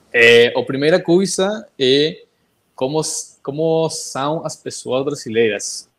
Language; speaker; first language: Portuguese; non-native, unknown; Spanish